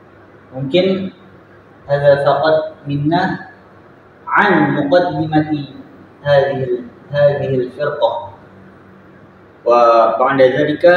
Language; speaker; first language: Arabic; non-native, learner; Indonesian